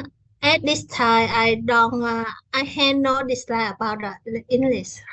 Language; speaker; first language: English; non-native, learner; Vietnamese